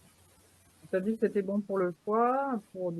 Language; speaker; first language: French; native; French